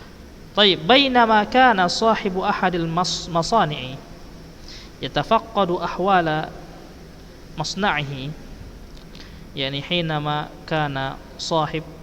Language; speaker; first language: Arabic; non-native, fluent; Indonesian